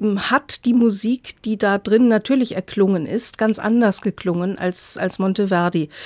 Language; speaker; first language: German; native; German